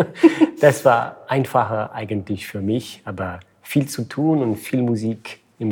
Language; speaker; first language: German; non-native, fluent; French